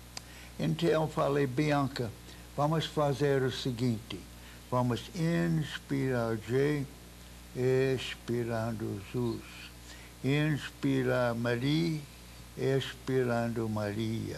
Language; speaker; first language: Portuguese; non-native, fluent; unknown